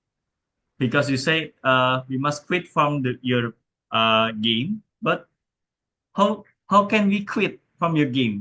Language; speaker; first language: English; non-native, learner; Indonesian